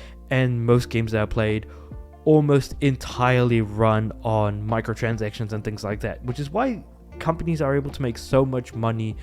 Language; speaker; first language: English; native; English